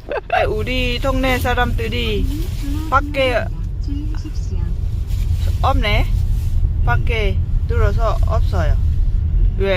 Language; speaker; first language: Korean; non-native, learner; Lao